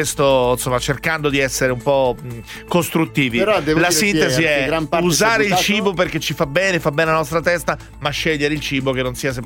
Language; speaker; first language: Italian; native; Italian